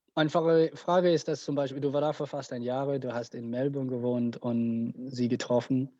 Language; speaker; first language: German; non-native, learner; English